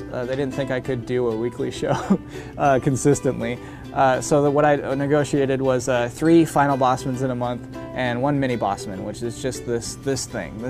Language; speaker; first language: English; native; English